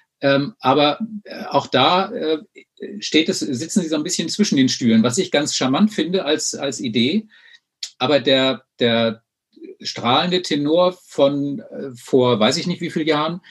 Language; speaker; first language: German; native; German